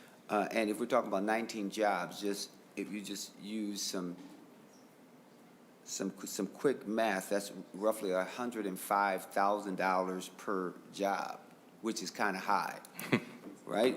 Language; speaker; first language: English; native; English